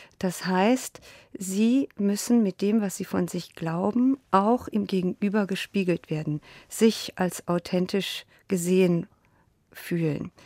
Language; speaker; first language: German; native; German